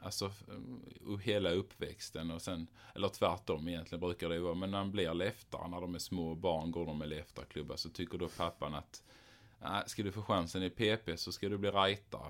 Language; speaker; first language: Swedish; native; Swedish